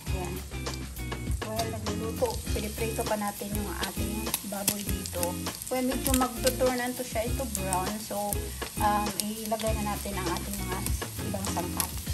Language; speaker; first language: Filipino; non-native, local second language; Cebuano